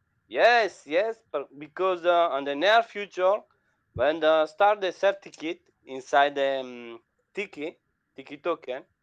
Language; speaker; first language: English; non-native, learner; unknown